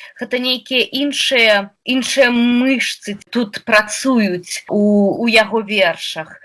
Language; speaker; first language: Belarusian; non-native, local second language; Russian